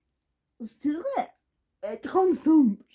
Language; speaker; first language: French; non-native, learner; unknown